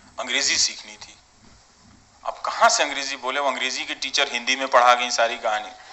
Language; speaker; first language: Hindi; non-native, local second language; Bhojpuri